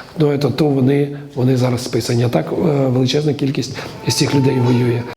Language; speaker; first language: Ukrainian; native; Ukrainian